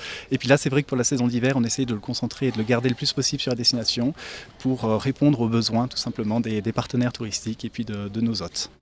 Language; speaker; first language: French; native; French